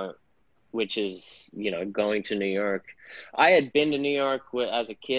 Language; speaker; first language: English; native; English